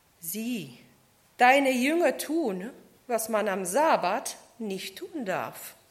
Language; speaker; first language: German; non-native, fluent; Polish